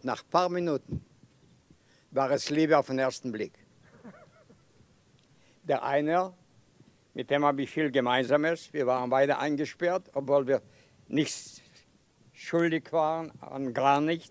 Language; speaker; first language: German; non-native, fluent; Yiddish